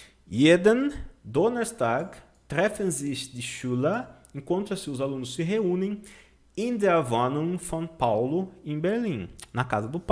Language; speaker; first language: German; non-native, fluent; Portuguese